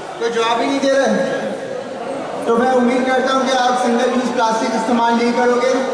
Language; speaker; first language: Hindi; native; Hindi